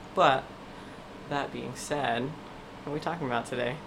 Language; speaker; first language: English; native; English